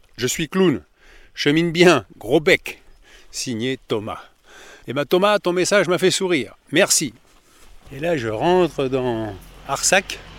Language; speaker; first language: French; native; French